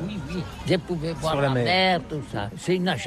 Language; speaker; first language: French; non-native, learner; Catalan